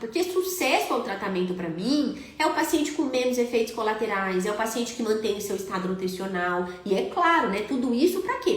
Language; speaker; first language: Portuguese; native; Portuguese